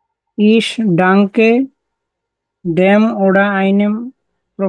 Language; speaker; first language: German; non-native, learner; Bangla